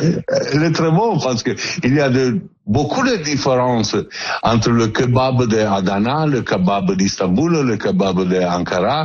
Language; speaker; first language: French; non-native, learner; Italian